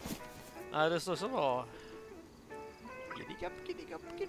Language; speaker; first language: Swedish; native; Swedish